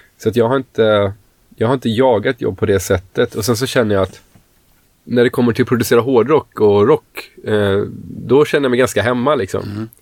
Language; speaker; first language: Swedish; native; Swedish